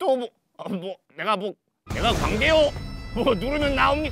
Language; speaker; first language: Korean; native; Korean